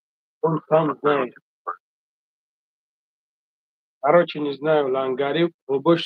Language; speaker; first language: Russian; non-native, fluent; Tajik